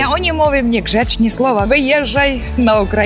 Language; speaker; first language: Polish; non-native, learner; Ukrainian